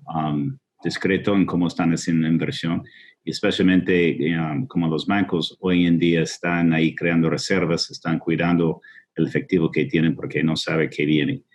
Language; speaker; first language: Spanish; non-native, fluent; English